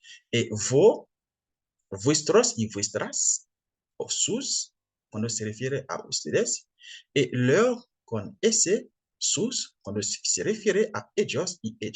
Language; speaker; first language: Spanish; non-native, fluent; French